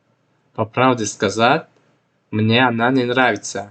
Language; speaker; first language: Russian; non-native, local second language; Tajik